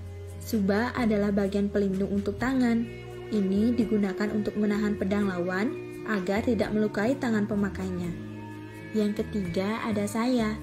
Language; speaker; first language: Indonesian; native; Indonesian